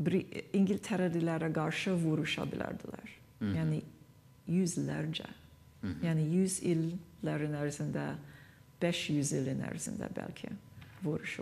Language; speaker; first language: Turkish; non-native, fluent; English